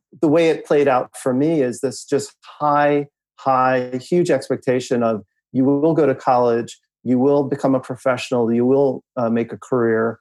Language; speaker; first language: English; native; English